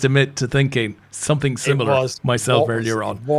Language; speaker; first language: English; native; English